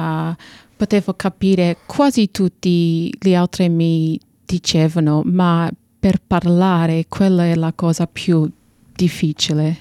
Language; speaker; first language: Italian; non-native, fluent; English